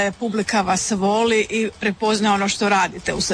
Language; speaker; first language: Serbian; native; Serbian